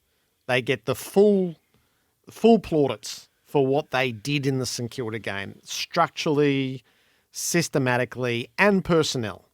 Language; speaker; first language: English; native; English